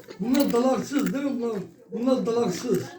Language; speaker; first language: Turkish; native; Turkish